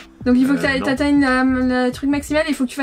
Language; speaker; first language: French; native; French